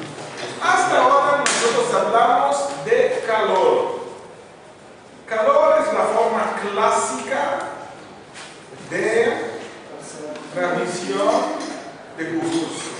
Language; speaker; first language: Spanish; non-native, fluent; Portuguese